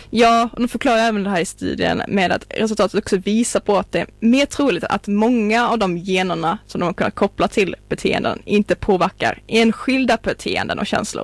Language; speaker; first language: Swedish; native; Swedish